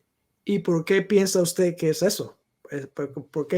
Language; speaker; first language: Spanish; native; Spanish